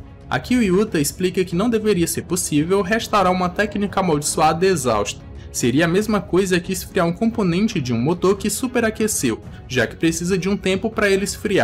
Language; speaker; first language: Portuguese; native; Portuguese